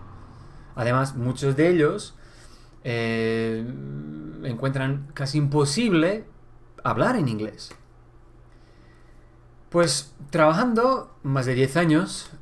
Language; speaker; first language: Spanish; non-native, fluent; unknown